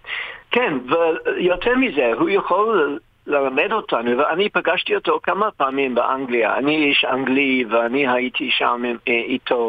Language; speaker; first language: Hebrew; non-native, fluent; English